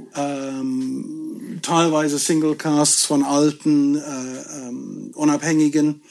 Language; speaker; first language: German; non-native, fluent; English